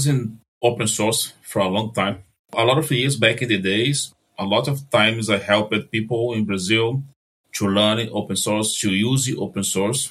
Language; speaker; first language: English; non-native, fluent; Portuguese